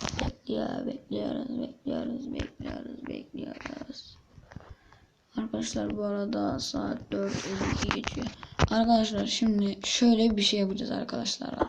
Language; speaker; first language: Turkish; native; Turkish